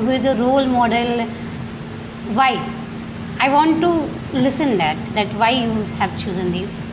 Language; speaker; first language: English; non-native, learner; Hindi